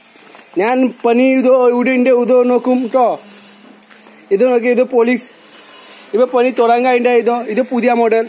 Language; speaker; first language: Malayalam; non-native, learner; Hindi